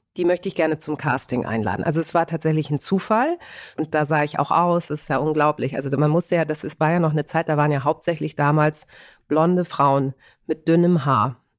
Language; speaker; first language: German; early bilingual, other home language; Greek